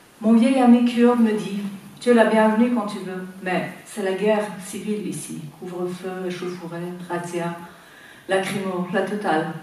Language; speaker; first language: French; non-native, fluent; Persian